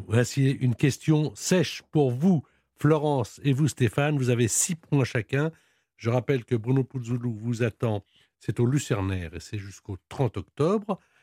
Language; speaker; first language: French; native; French